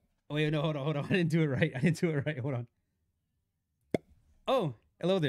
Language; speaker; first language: English; native; English